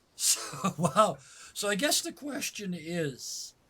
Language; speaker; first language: English; native; English